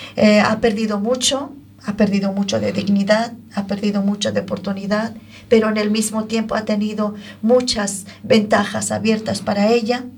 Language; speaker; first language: Spanish; non-native, fluent; Arabic